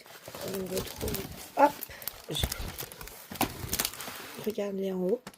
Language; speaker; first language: French; native; French